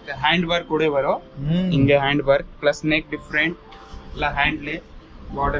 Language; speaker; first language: Tamil; non-native, learner; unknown